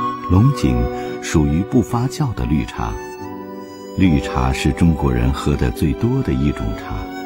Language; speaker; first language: Chinese; native; Chinese